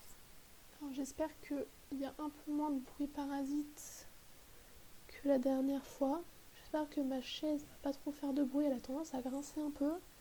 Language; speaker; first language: French; native; French